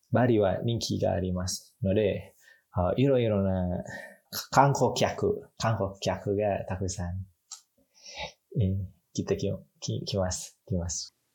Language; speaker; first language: Japanese; non-native, learner; Indonesian